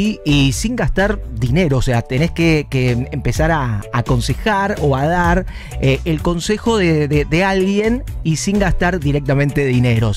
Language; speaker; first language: Spanish; native; Spanish